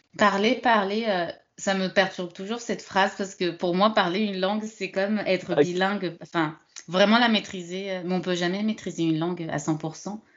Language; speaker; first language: French; early bilingual, other home language; Spanish